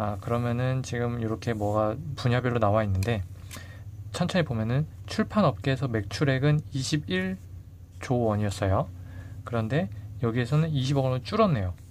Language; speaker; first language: Korean; native; Korean